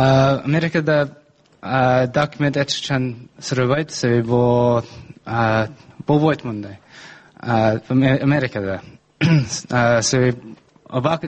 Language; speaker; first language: Kyrgyz; non-native, learner; English